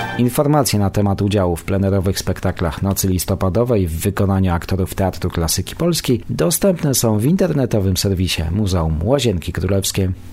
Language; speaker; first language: Polish; native; Polish